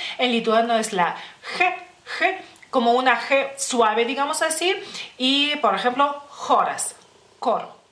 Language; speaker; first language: Spanish; non-native, fluent; Lithuanian